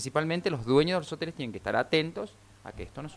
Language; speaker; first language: Spanish; native; Spanish